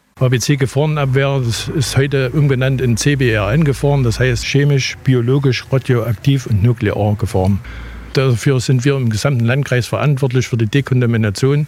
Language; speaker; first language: German; native; German